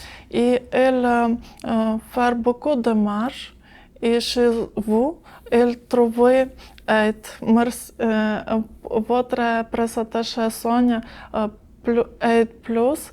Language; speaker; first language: French; non-native, learner; Ukrainian